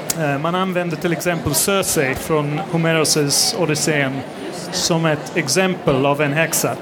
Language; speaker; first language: Swedish; non-native, fluent; English